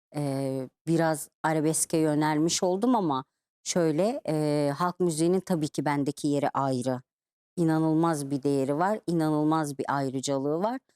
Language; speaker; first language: Turkish; native; Turkish